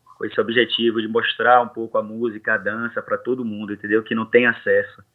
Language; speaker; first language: Portuguese; native; Portuguese